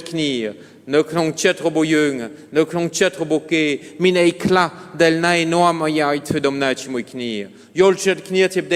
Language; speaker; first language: Khmer; non-native, fluent; French